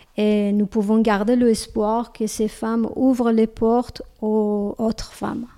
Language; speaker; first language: French; non-native, learner; Persian